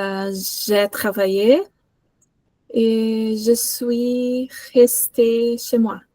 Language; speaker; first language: French; non-native, learner; Portuguese